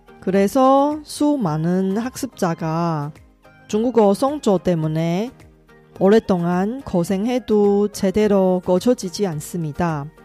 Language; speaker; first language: Korean; non-native, fluent; Chinese